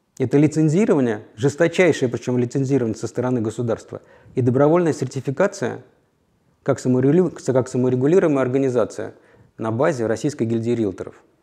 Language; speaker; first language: Russian; native; Russian